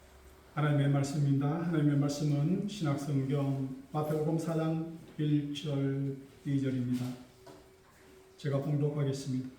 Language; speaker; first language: Korean; native; Korean